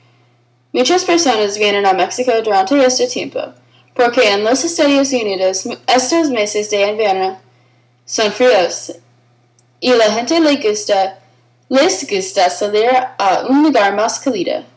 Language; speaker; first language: Spanish; non-native, learner; English